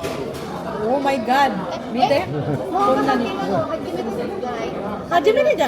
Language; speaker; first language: Japanese; non-native, fluent; Filipino